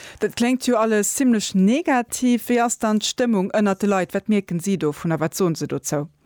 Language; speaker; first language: Luxembourgish; native; Luxembourgish